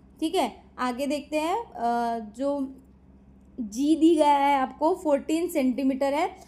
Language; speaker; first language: Hindi; non-native, local second language; Marathi